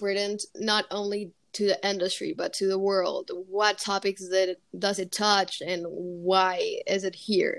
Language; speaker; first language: English; non-native, fluent; Spanish